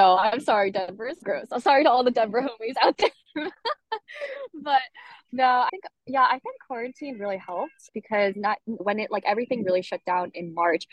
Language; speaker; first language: English; native; English